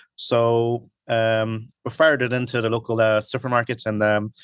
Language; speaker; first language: English; early bilingual, other home language; Cantonese